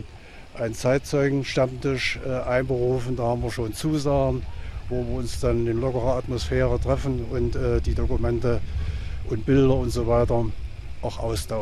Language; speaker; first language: German; native; German